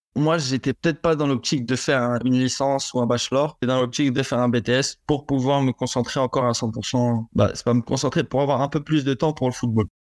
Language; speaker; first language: French; native; French